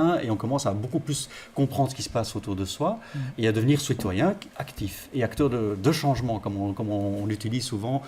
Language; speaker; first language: French; native; French